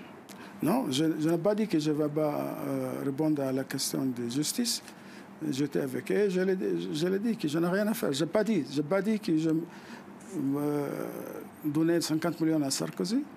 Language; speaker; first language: French; non-native, fluent; Arabic